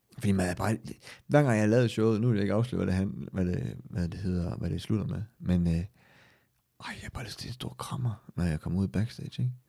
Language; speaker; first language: Danish; native; Danish